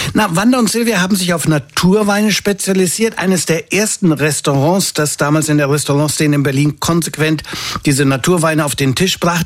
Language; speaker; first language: German; native; German